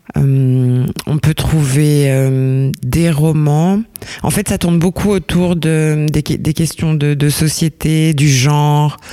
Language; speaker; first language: French; native; French